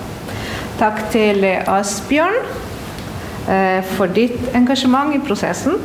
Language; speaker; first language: Norwegian; non-native, fluent; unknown